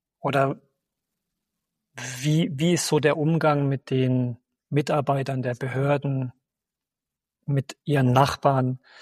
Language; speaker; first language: German; native; German